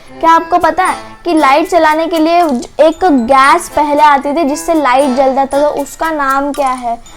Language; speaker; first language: Hindi; non-native, local second language; Marathi